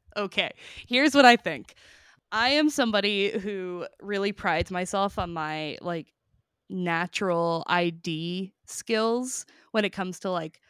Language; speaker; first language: English; native; English